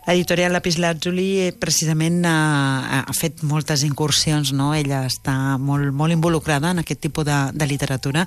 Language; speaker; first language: Catalan; native; Catalan